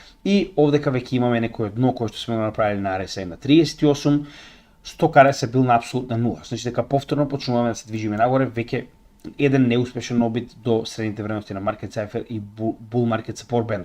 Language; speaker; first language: Macedonian; native; Macedonian